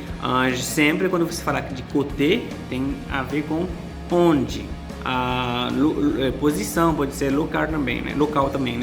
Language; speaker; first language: Portuguese; non-native, fluent; Haitian Creole